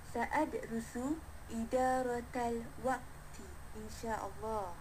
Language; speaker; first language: Arabic; non-native, learner; Malay